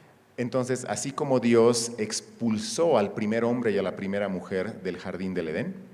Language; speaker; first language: Spanish; native; Spanish